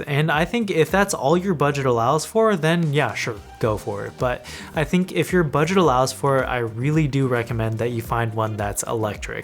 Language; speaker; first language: English; native; English